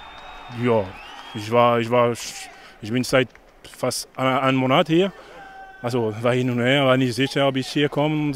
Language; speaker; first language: German; non-native, fluent; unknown